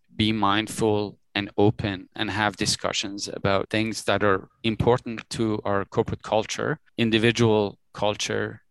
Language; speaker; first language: English; early bilingual, other home language; Persian